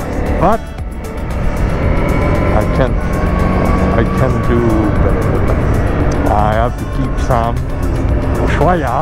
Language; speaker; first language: English; non-native, learner; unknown